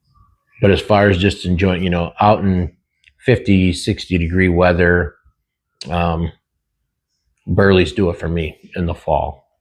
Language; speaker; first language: English; native; English